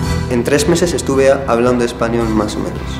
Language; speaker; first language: Spanish; non-native, fluent; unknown